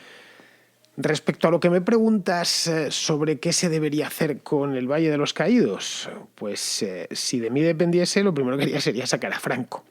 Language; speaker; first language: Spanish; native; Spanish